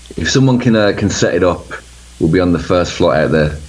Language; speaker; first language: English; native; English